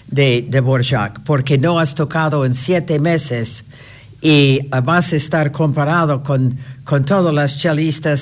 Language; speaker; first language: Spanish; non-native, fluent; English